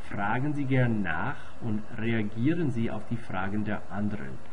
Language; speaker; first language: German; non-native, fluent; English